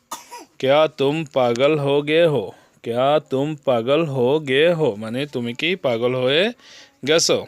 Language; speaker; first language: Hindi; non-native, learner; Bangla